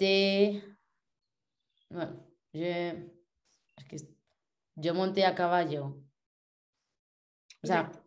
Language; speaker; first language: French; non-native, learner; Spanish